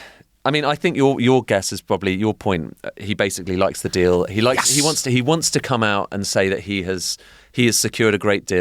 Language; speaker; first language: English; native; English